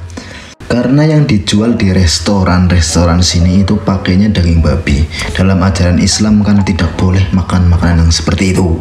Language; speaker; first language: Indonesian; non-native, local second language; Javanese